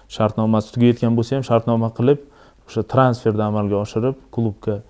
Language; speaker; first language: Uzbek; native; Uzbek